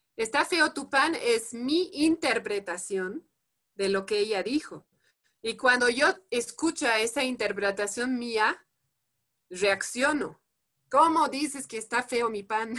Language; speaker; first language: Spanish; non-native, fluent; French